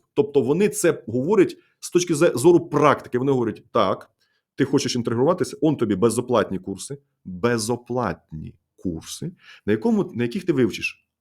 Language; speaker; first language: Ukrainian; native; Ukrainian